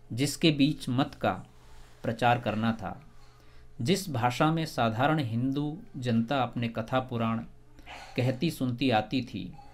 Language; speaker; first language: Hindi; native; Hindi